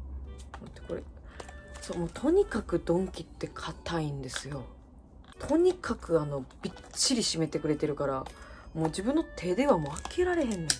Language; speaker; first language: Japanese; native; Japanese